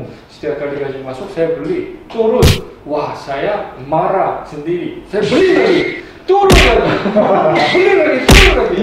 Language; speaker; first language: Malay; non-native, fluent; Korean